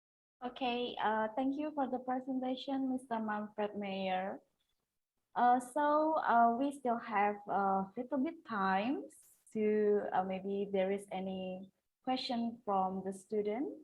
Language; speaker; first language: English; non-native, local second language; Indonesian